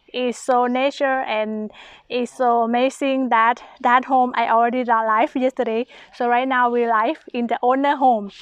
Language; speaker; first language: English; non-native, learner; Thai